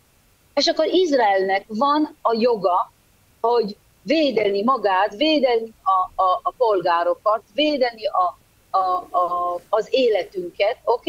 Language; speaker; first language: Hungarian; early bilingual, heritage; Hebrew